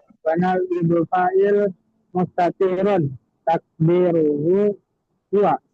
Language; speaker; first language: Arabic; non-native, learner; Indonesian